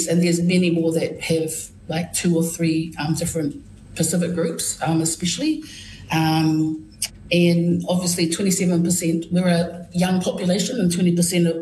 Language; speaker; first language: English; native; English